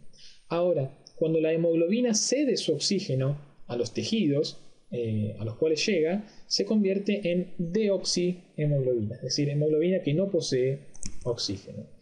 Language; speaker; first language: Spanish; native; Spanish